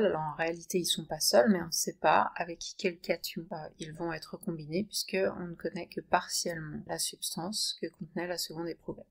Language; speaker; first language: French; native; French